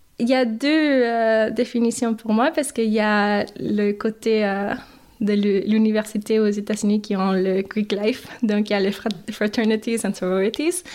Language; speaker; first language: French; non-native, fluent; English